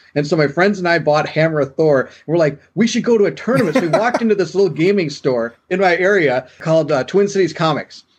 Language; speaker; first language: English; native; English